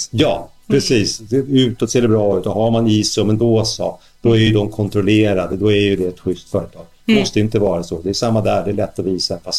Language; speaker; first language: Swedish; native; Swedish